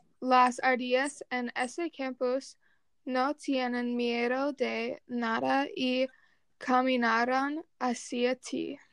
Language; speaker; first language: Spanish; non-native, learner; English